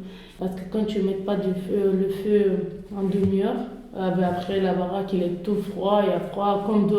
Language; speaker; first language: French; non-native, fluent; Romanian